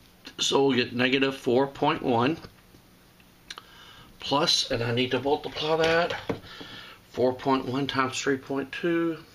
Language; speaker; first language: English; native; English